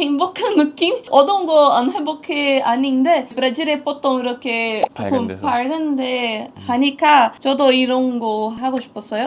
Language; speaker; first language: Korean; non-native, learner; Portuguese